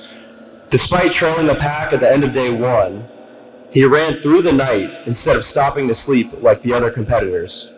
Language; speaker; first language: English; native; English